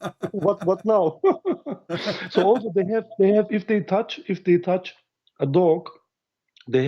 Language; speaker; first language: English; non-native, learner; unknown